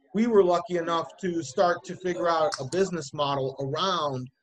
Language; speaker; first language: English; native; English